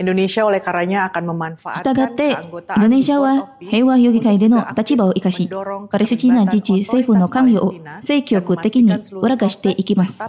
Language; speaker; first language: Japanese; non-native, fluent; Indonesian